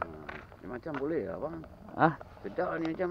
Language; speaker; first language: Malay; non-native, local second language; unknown